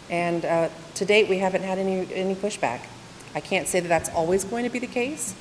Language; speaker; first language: English; native; English